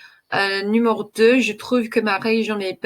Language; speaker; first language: French; non-native, fluent; English